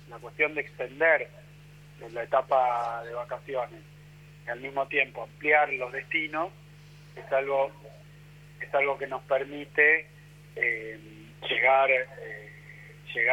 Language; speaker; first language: Spanish; native; Spanish